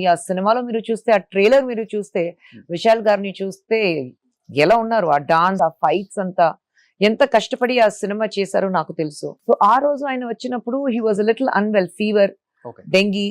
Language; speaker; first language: Telugu; non-native, local second language; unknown